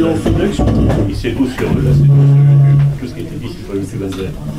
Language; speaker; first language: French; native; French